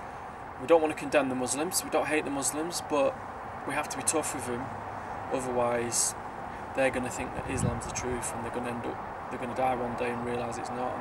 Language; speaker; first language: English; native; English